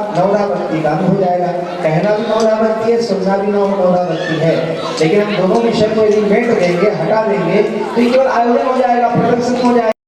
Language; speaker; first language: Hindi; non-native, local second language; Chhattisgarhi